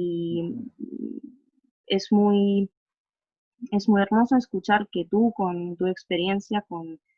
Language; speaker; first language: Spanish; non-native, fluent; Russian